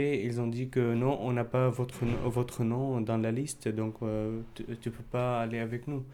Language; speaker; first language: French; non-native, fluent; Arabic